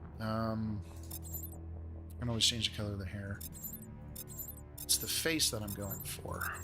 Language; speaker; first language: English; native; English